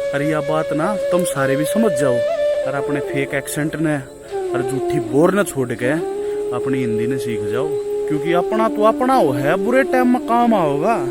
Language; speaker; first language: Hindi; native; Hindi